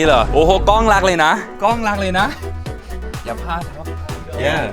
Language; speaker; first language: Thai; non-native, fluent; English